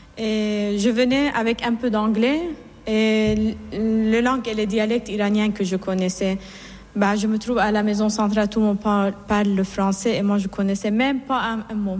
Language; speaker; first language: French; non-native, fluent; Persian